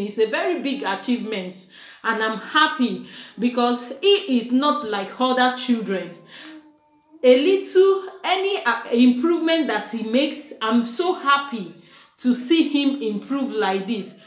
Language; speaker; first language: English; non-native, local second language; Igbo